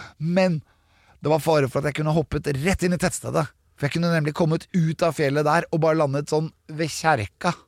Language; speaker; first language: Norwegian; native; Norwegian